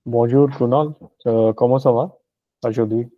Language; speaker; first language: French; non-native, learner; Punjabi